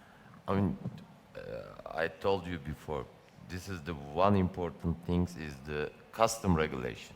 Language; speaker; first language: English; non-native, learner; Turkish